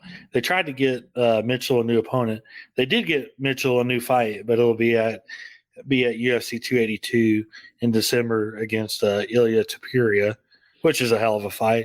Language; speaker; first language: English; native; English